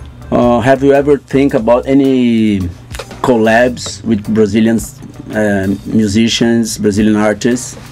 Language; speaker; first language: English; non-native, fluent; Portuguese